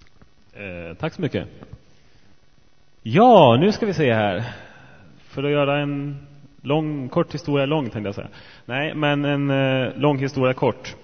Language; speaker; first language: Swedish; native; Swedish